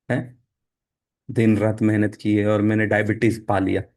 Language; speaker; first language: Hindi; non-native, local second language; Marathi